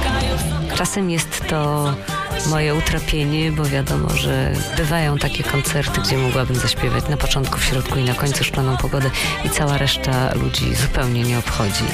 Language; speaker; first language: Polish; native; Polish